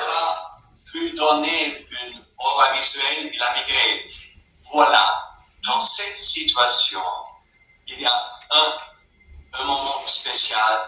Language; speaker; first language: French; non-native, fluent; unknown